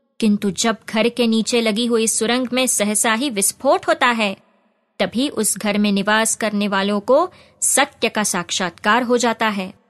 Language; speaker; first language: Hindi; non-native, local second language; Marathi